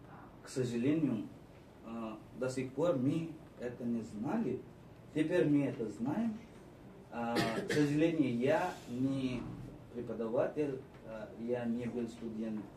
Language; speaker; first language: Russian; non-native, fluent; Marathi